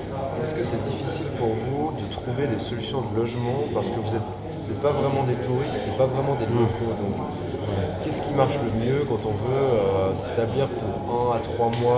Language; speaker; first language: French; native; French